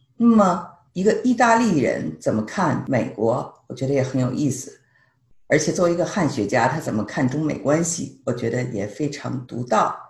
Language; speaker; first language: Chinese; native; Chinese